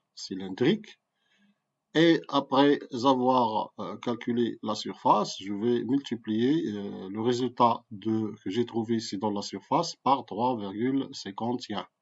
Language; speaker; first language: French; non-native, local second language; Arabic